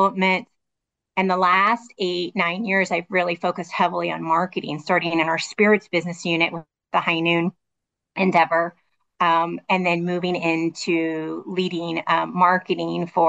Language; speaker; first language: English; native; English